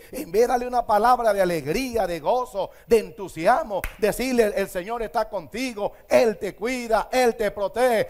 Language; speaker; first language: Spanish; native; Spanish